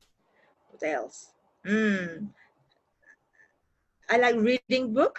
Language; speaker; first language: English; non-native, learner; Japanese